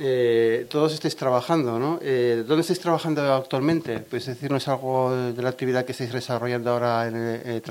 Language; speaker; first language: Spanish; native; Spanish